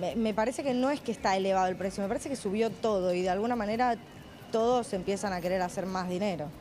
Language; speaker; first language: Spanish; native; Spanish